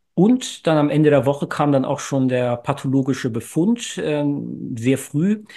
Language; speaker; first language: German; native; German